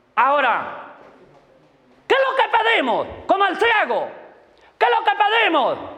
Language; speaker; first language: Spanish; native; Spanish